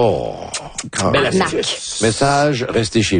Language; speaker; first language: French; native; French